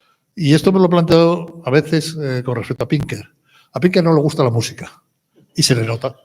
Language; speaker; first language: Spanish; native; Spanish